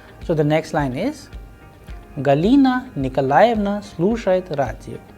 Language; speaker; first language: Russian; non-native, fluent; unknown